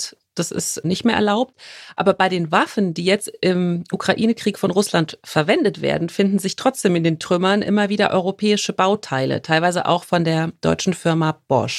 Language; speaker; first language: German; native; German